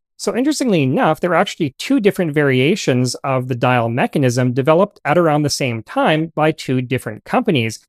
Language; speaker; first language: English; native; English